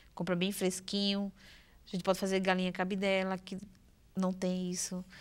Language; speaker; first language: Portuguese; native; Portuguese